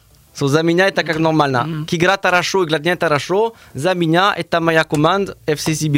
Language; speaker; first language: Russian; non-native, learner; French